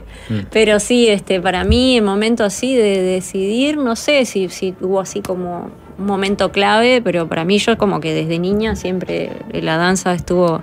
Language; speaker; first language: Spanish; native; Spanish